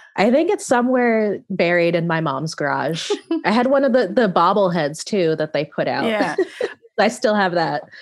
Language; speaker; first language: English; native; English